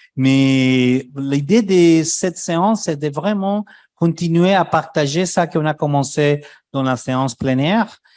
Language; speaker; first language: French; non-native, fluent; Spanish